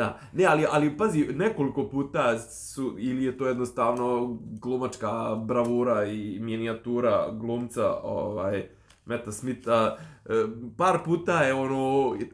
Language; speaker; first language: Serbian; native; Serbian